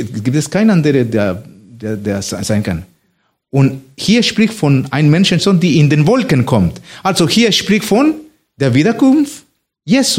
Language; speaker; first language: German; non-native, fluent; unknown